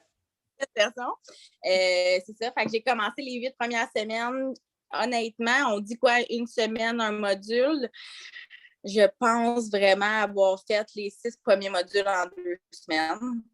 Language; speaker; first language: French; native; French